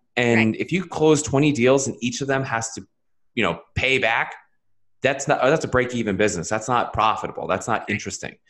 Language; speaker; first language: English; native; English